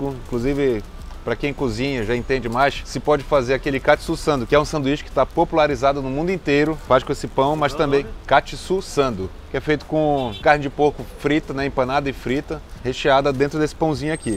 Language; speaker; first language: Portuguese; native; Portuguese